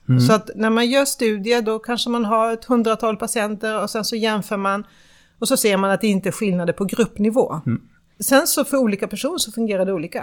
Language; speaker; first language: Swedish; native; Swedish